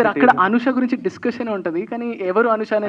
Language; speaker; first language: Telugu; native; Telugu